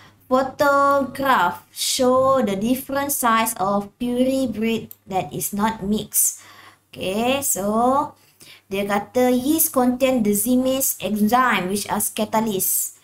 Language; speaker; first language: English; non-native, local second language; Malay